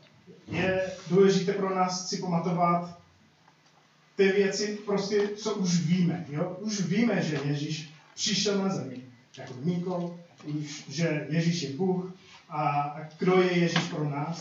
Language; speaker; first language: Czech; non-native, fluent; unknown